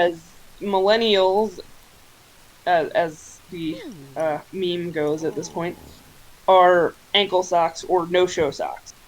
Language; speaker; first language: English; native; English